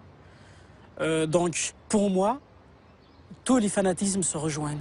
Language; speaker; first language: French; non-native, local second language; Kabyle